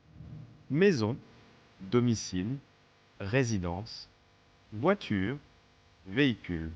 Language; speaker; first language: French; non-native, local second language; Malagasy